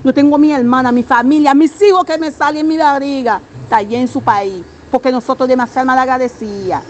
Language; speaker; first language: Spanish; non-native, learner; Haitian Creole